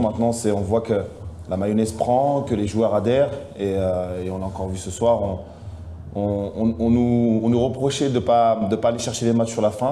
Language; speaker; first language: French; native; French